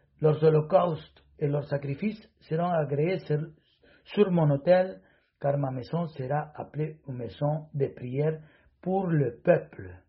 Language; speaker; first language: French; non-native, fluent; Spanish